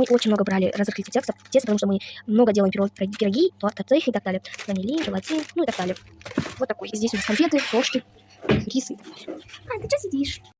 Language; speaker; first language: Russian; non-native, local second language; Kazakh